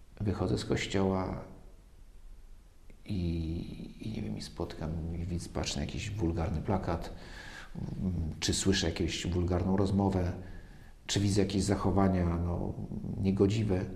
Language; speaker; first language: Polish; native; Polish